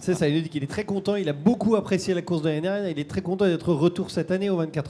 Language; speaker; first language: French; native; French